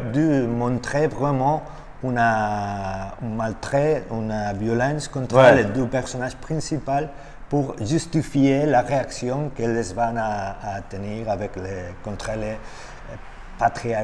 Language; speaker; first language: French; non-native, learner; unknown